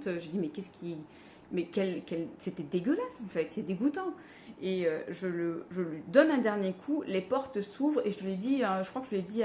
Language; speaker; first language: French; native; French